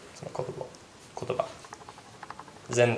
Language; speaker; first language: Japanese; non-native, fluent; English